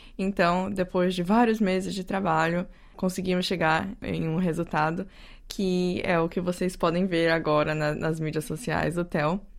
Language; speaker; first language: Portuguese; native; Portuguese